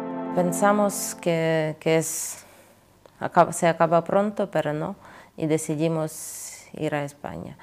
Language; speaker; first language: Spanish; non-native, fluent; Ukrainian